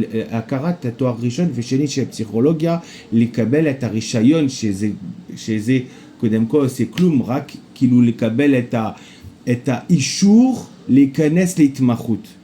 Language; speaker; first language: Hebrew; non-native, fluent; French